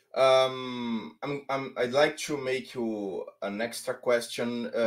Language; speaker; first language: English; non-native, fluent; Portuguese